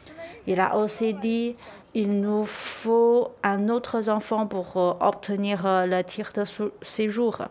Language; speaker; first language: French; non-native, learner; Chinese